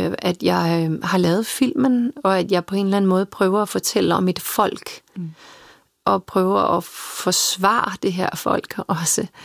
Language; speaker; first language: Danish; early bilingual, other home language; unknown